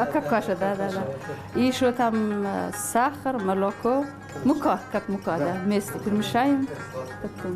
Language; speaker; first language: Russian; non-native, learner; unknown